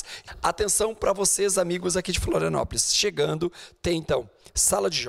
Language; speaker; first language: Portuguese; native; Portuguese